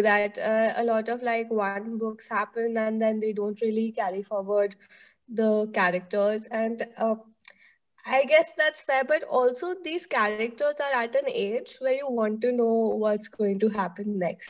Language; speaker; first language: English; non-native, local second language; Hindi